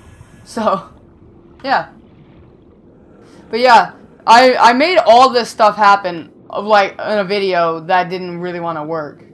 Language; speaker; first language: English; native; English